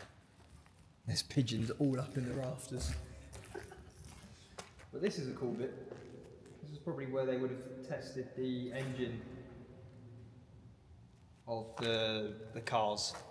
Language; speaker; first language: English; native; English